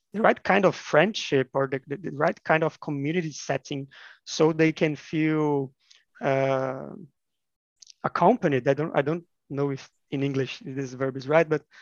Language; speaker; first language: English; non-native, fluent; Portuguese